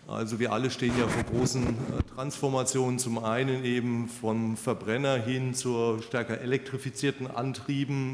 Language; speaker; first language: German; native; German